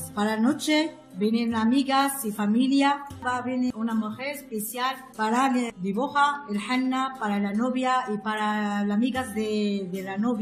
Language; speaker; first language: Spanish; non-native, learner; Arabic